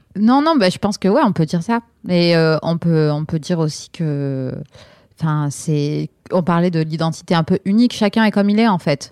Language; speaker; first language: French; native; French